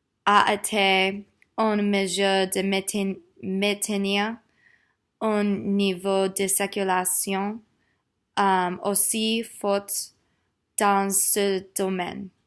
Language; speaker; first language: French; non-native, learner; English